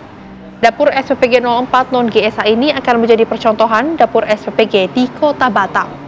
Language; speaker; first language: Indonesian; native; Indonesian